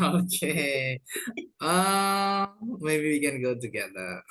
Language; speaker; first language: English; non-native, fluent; Indonesian